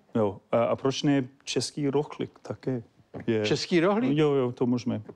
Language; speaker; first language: Czech; non-native, learner; English